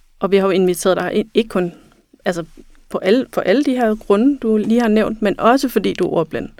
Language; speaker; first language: Danish; native; Danish